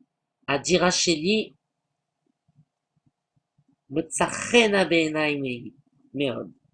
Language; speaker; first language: Hebrew; non-native, learner; French